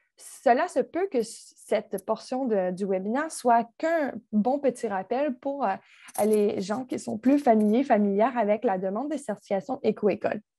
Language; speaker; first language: French; native; French